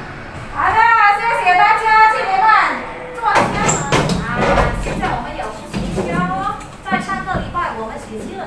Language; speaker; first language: Chinese; non-native, fluent; Indonesian